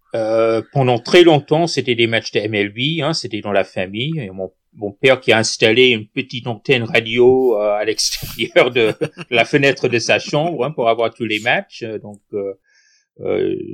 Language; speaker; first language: French; non-native, fluent; English